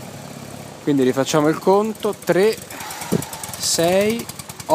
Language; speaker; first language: Italian; native; Italian